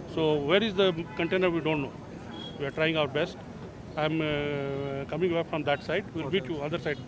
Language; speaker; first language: English; non-native, local second language; Tamil